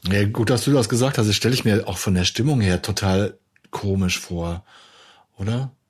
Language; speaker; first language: German; native; German